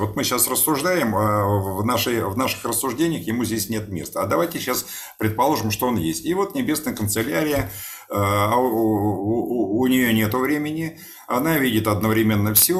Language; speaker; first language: Russian; native; Russian